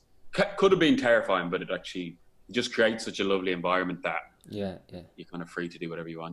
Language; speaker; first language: English; native; English